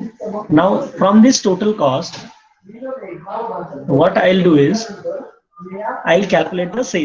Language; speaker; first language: English; non-native, local second language; Marathi